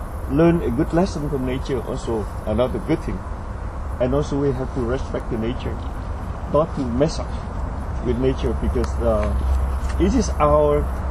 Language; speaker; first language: English; non-native, fluent; Vietnamese